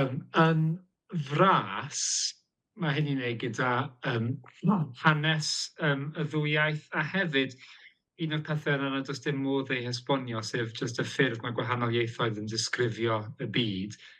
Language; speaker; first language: Welsh; native; Welsh